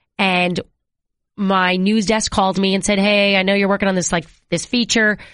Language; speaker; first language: English; native; English